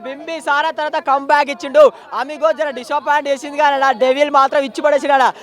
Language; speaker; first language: Telugu; native; Telugu